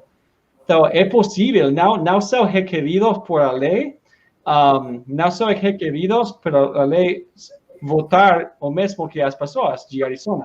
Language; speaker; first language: Portuguese; non-native, learner; Spanish